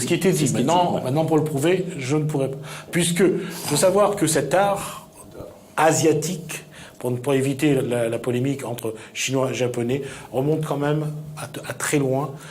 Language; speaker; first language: French; native; French